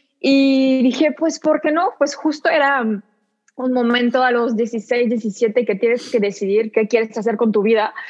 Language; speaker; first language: Spanish; non-native, fluent; French